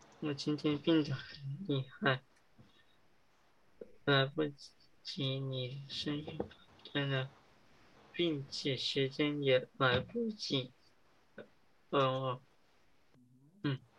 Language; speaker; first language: Chinese; early bilingual, heritage; English